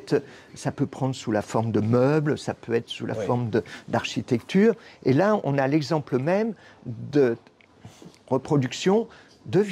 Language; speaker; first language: French; native; French